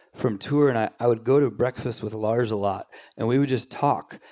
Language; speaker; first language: English; native; English